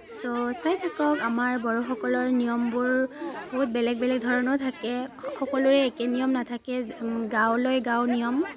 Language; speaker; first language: Assamese; non-native, local second language; Bodo